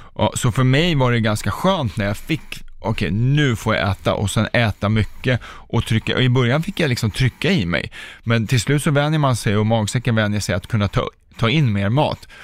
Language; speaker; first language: Swedish; early bilingual, other home language; Czech